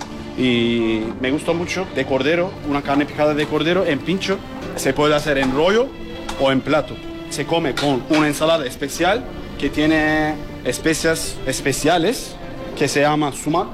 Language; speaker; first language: Spanish; non-native, learner; Turkish